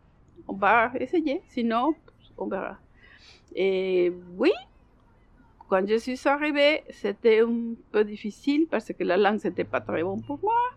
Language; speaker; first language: French; non-native, learner; Spanish